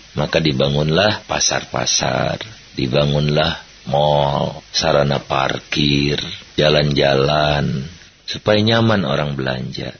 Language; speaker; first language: Indonesian; native; Indonesian